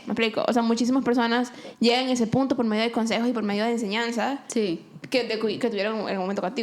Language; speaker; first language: Spanish; native; Spanish